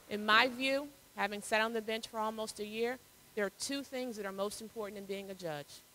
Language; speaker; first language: English; native; English